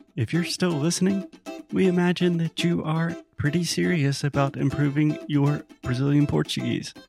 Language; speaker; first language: English; native; English